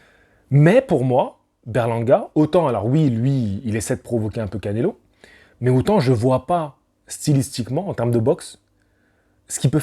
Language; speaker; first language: French; native; French